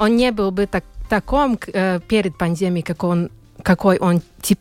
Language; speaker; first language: Russian; non-native, local second language; Latvian